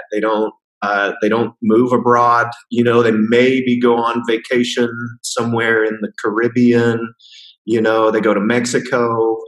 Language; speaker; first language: English; native; English